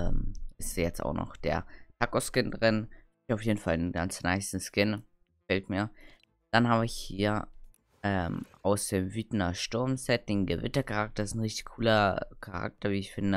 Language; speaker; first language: German; native; German